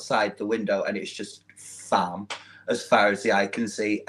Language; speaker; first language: English; native; English